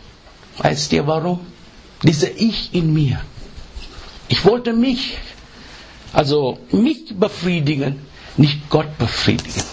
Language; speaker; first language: German; non-native, learner; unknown